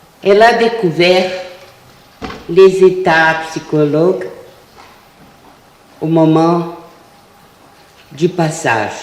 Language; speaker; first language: French; non-native, fluent; Portuguese